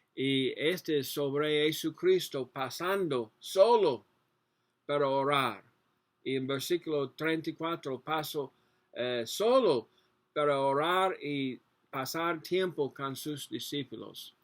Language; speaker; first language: Spanish; non-native, learner; English